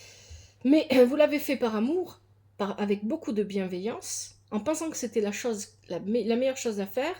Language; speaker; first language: French; native; French